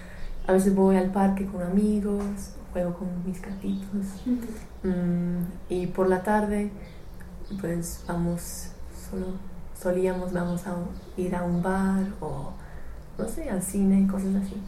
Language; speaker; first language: Spanish; non-native, fluent; English